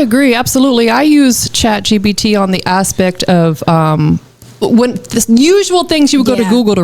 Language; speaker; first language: English; native; English